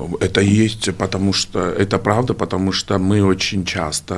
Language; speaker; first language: Russian; non-native, fluent; Georgian